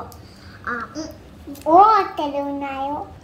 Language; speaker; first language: Japanese; early bilingual, heritage; Japanese